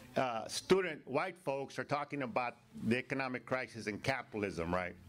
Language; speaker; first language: English; native; English